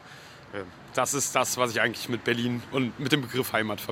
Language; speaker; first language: German; native; German